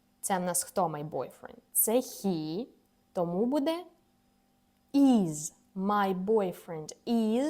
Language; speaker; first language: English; non-native, fluent; Ukrainian